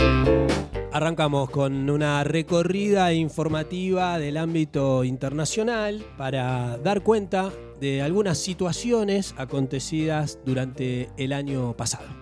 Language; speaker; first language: Spanish; native; Spanish